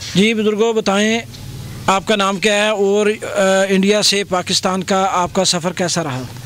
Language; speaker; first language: Urdu; native; Urdu